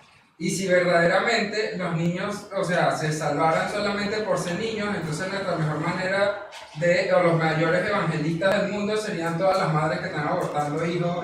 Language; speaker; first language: Spanish; native; Spanish